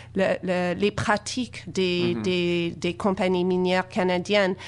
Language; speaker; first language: French; native; French